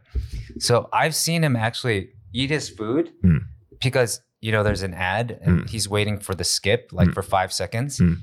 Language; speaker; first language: English; native; English